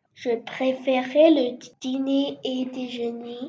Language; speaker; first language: French; non-native, learner; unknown